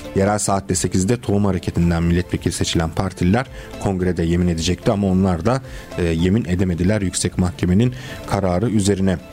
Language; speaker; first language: Turkish; early bilingual, heritage; Romanian